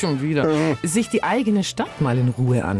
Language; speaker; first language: German; native; German